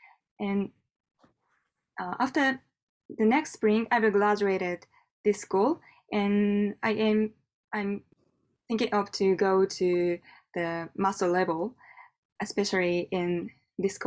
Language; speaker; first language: English; non-native, learner; Japanese